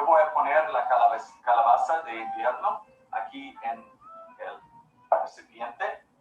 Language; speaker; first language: Spanish; non-native, learner; English